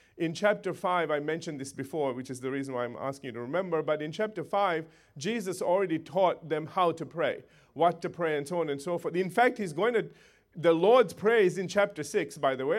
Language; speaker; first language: English; native; English